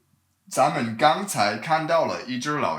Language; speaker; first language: Chinese; non-native, fluent; English